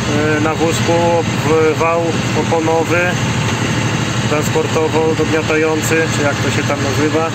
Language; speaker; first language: Polish; native; Polish